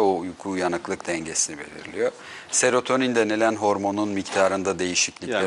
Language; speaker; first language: Turkish; native; Turkish